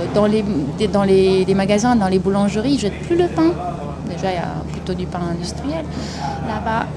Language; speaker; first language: French; non-native, fluent; Romanian